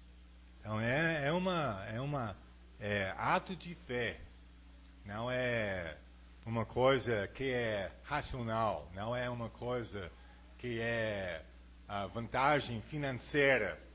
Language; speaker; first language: Portuguese; non-native, fluent; English